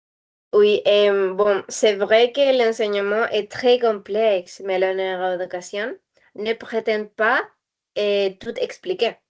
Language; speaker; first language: French; non-native, learner; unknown